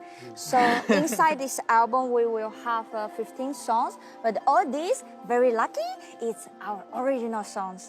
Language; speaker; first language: English; non-native, learner; Chinese